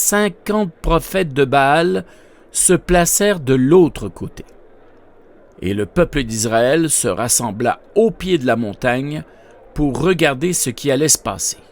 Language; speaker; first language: French; native; French